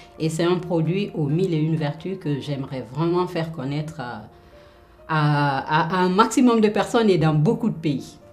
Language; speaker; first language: French; non-native, local second language; Fula